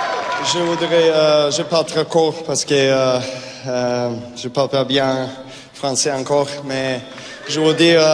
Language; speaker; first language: French; non-native, learner; Serbian